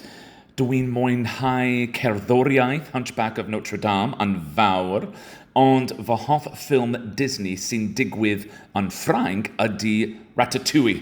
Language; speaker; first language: Welsh; non-native, learner; English